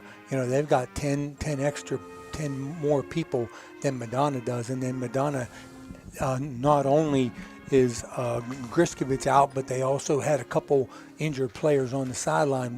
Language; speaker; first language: English; native; English